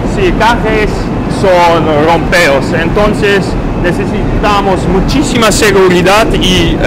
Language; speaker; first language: Spanish; non-native, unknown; Dutch